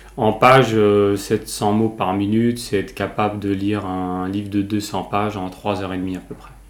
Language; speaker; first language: French; early bilingual, other home language; Kabyle